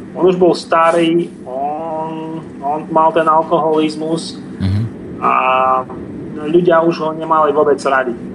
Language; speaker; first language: Slovak; non-native, fluent; Russian